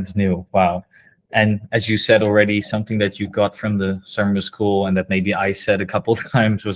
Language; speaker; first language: English; non-native, fluent; Dutch